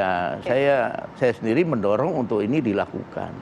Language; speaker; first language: Indonesian; native; Indonesian